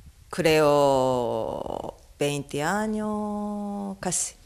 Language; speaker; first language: Spanish; non-native, learner; Japanese